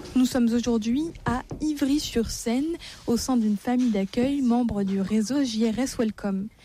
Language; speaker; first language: French; native; French